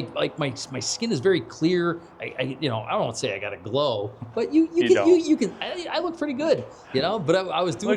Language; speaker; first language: English; native; English